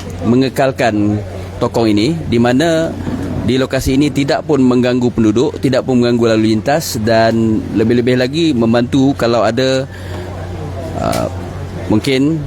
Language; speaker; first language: Malay; native; Malay